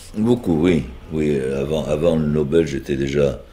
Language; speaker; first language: French; native; French